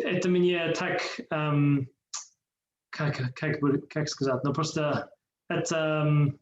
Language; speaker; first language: Russian; non-native, learner; English